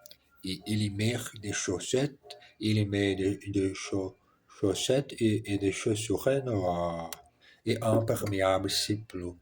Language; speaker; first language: French; non-native, learner; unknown